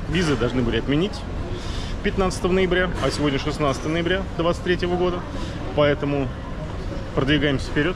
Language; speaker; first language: Russian; native; Russian